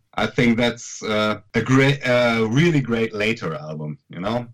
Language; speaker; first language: English; non-native, fluent; German